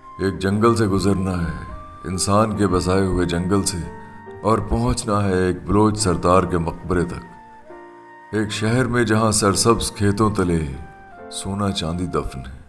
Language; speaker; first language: Urdu; non-native, local second language; Punjabi